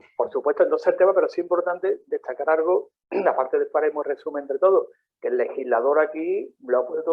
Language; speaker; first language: Spanish; native; Spanish